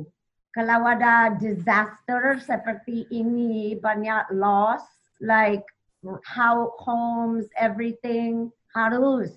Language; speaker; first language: Indonesian; non-native, learner; English